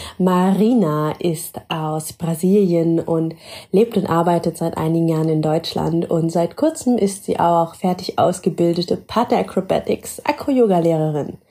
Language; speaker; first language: German; native; German